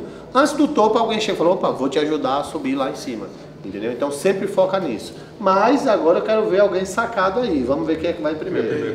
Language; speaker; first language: Portuguese; native; Portuguese